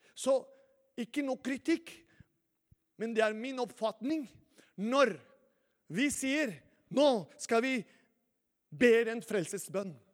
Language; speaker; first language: Norwegian; non-native, fluent; Spanish